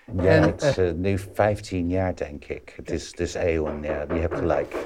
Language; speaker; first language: Dutch; non-native, fluent; English